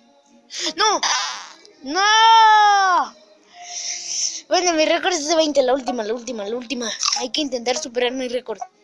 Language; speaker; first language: Spanish; native; Spanish